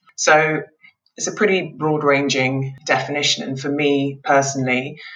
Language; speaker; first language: English; native; English